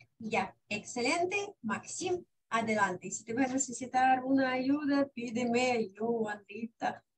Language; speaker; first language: Spanish; non-native, fluent; Russian